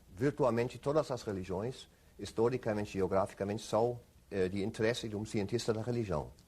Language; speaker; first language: Portuguese; non-native, fluent; German